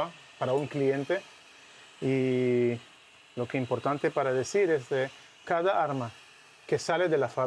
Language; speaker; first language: Spanish; non-native, learner; Hebrew